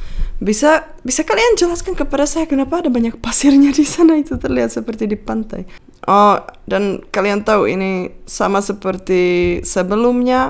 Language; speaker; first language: Indonesian; non-native, fluent; Czech